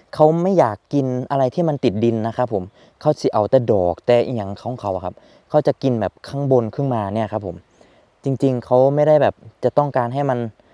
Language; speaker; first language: Thai; native; Thai